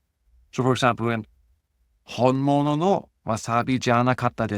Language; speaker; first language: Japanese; non-native, fluent; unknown